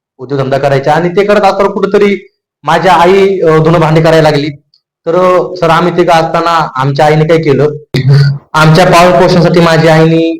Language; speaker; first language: Marathi; native; Marathi